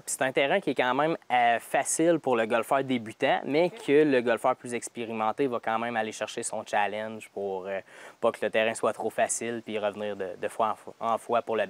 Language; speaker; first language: French; native; French